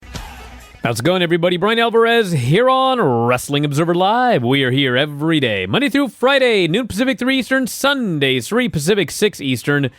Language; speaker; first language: English; native; English